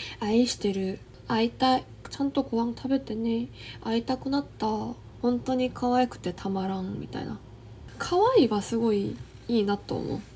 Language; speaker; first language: Japanese; non-native, fluent; Korean